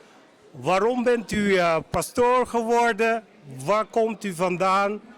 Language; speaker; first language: Dutch; non-native, local second language; Papiamento